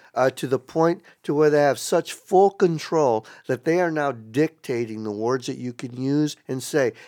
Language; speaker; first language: English; native; English